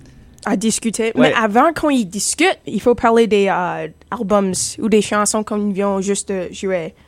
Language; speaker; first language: French; non-native, fluent; English